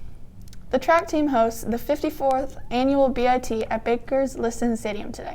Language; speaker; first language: English; native; English